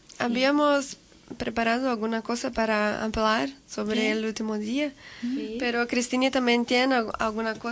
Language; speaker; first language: Spanish; non-native, learner; Portuguese